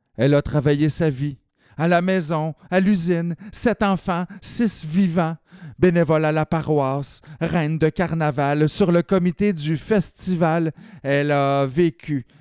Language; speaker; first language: French; native; French